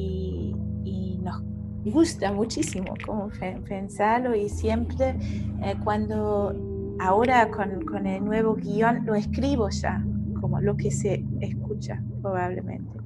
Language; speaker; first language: Spanish; non-native, fluent; German